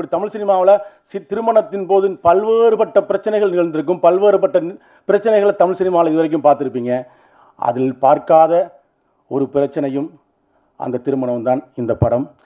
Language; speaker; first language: Tamil; native; Tamil